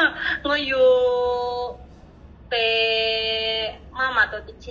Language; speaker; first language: Cantonese; non-native, learner; Indonesian